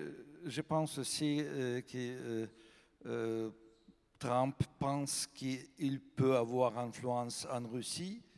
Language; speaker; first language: French; non-native, fluent; Russian